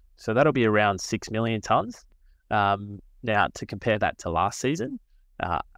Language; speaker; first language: English; native; English